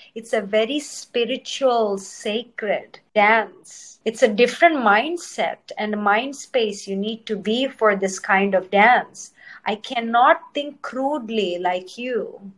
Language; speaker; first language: English; non-native, local second language; Telugu